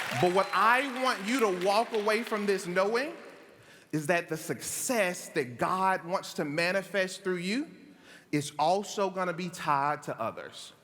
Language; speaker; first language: English; native; English